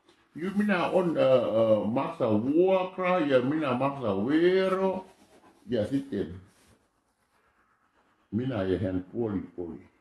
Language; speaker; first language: Finnish; non-native, learner; Thai